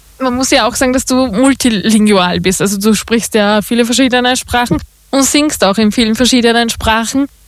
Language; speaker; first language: German; native; German